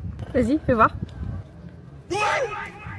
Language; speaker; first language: French; native; French